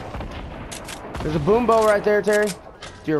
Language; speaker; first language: English; native; English